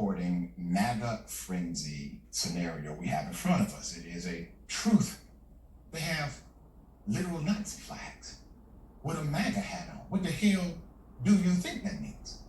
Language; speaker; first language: English; native; English